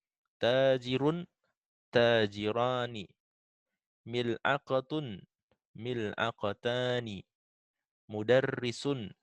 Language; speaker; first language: Arabic; non-native, fluent; Indonesian